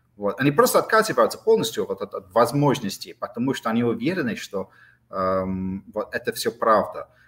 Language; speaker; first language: Russian; non-native, fluent; English